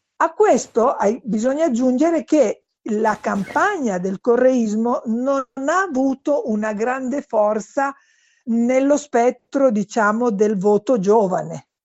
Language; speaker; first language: Italian; non-native, fluent; Spanish